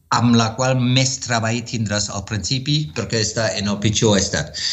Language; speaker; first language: Catalan; non-native, fluent; German